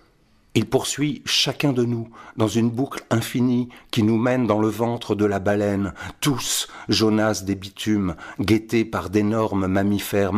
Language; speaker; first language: French; native; French